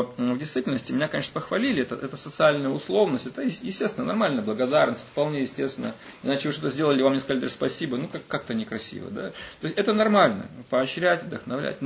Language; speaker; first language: Russian; native; Russian